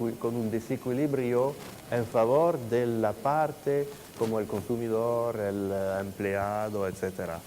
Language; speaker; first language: Spanish; non-native, fluent; French